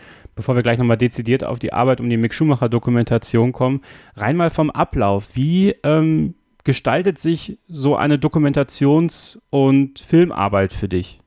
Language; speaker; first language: German; native; German